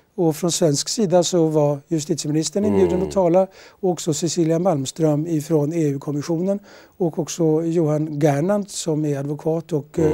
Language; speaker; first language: Swedish; native; Swedish